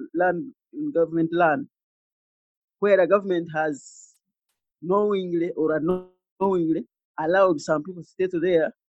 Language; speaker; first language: English; non-native, local second language; Ganda